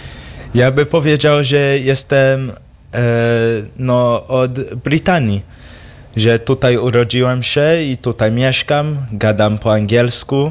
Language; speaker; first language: Polish; early bilingual, heritage; English